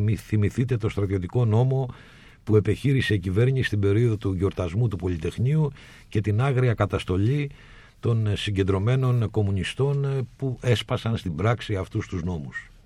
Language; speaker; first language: Greek; native; Greek